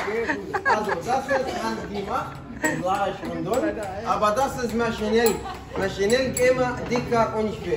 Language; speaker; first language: German; non-native, learner; Arabic